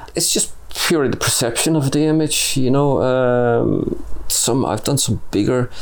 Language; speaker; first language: English; native; English